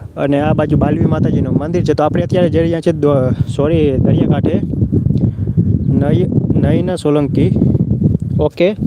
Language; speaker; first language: Gujarati; native; Gujarati